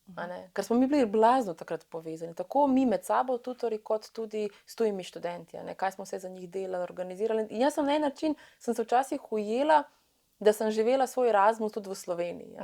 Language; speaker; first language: Slovenian; early bilingual, other home language; Bosnian